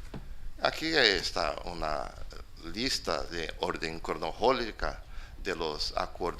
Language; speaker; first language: Spanish; non-native, fluent; Portuguese